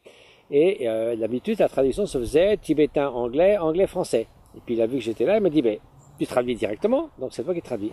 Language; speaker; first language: French; native; French